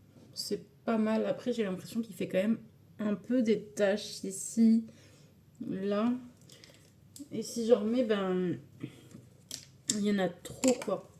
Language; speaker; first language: French; native; French